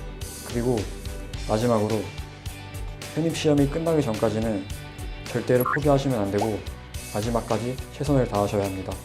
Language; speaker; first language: Korean; native; Korean